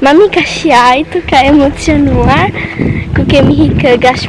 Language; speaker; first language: Albanian; early bilingual, heritage; Albanian